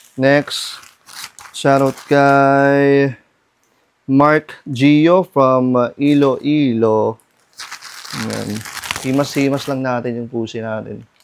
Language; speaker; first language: Filipino; non-native, local second language; Iloko